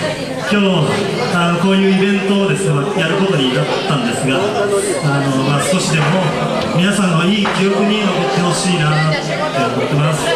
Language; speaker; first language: Japanese; native; Japanese